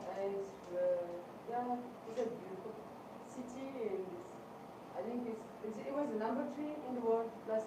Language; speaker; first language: English; non-native, learner; Arabic